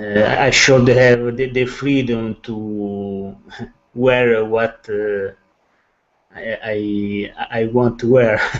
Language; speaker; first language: English; non-native, learner; Italian